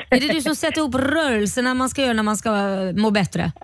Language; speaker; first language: Swedish; native; Swedish